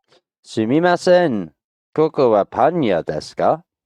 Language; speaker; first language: Japanese; non-native, learner; English